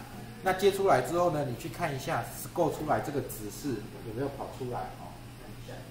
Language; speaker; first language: Chinese; native; Chinese